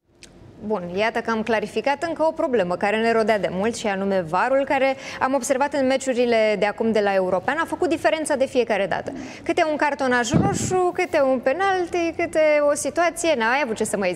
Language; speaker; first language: Romanian; native; Romanian